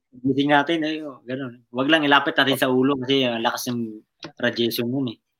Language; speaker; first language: Filipino; non-native, local second language; Cebuano